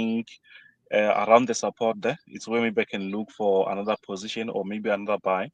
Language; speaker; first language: English; non-native, fluent; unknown